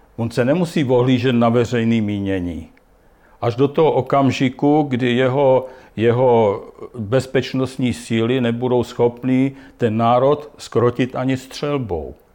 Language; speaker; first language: Czech; native; Czech